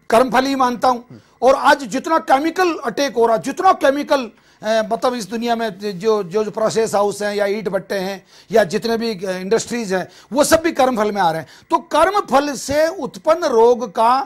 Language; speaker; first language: Hindi; native; Hindi